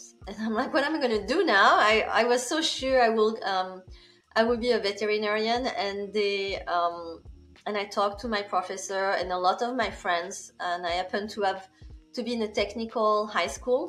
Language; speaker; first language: English; non-native, fluent; French